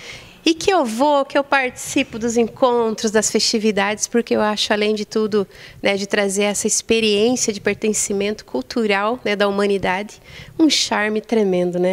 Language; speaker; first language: Portuguese; native; Portuguese